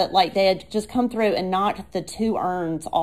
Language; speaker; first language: English; native; English